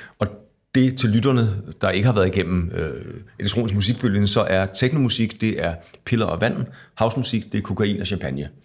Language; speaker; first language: Danish; native; Danish